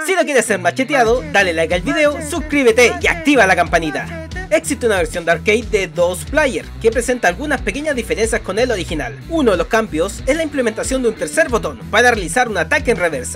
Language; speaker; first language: Spanish; native; Spanish